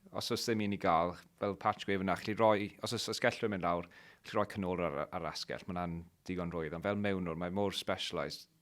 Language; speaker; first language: Welsh; native; Welsh